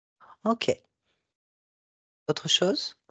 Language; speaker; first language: French; native; French